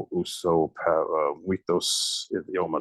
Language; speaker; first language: Portuguese; non-native, learner; English